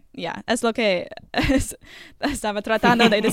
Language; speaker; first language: Spanish; non-native, learner; English